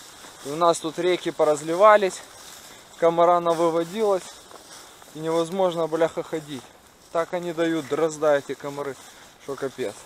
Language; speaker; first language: Russian; native; Russian